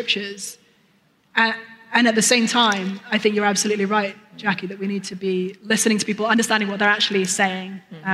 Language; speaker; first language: English; native; English